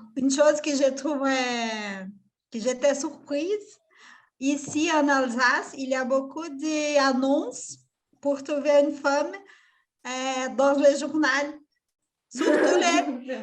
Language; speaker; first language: French; non-native, fluent; Portuguese